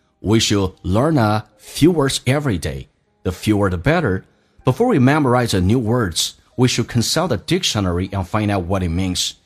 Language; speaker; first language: English; non-native, fluent; Chinese